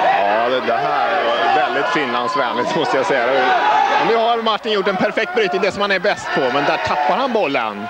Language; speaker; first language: Swedish; native; Swedish